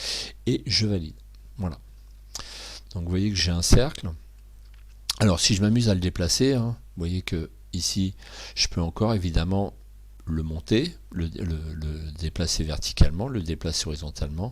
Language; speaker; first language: French; native; French